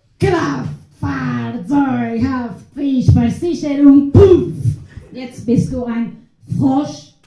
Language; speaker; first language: German; non-native, learner; Portuguese